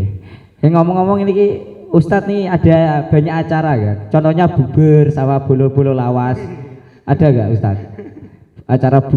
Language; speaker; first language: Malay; non-native, local second language; Javanese